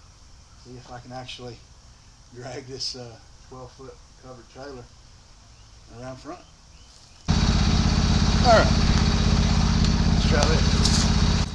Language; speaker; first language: English; native; English